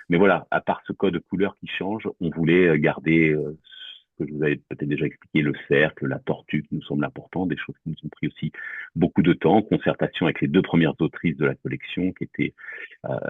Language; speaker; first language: French; native; French